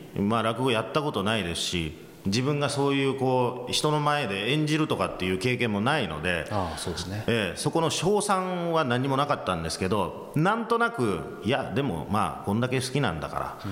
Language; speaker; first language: Japanese; early bilingual, heritage; English